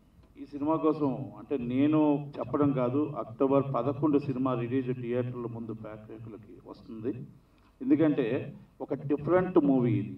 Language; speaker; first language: Telugu; native; Telugu